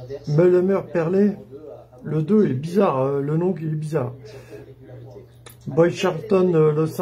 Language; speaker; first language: French; native; French